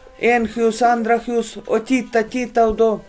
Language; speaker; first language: Swedish; early bilingual, heritage; Swedish